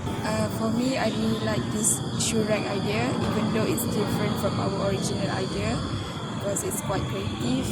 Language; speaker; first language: English; non-native, fluent; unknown